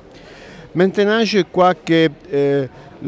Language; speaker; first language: French; non-native, learner; Italian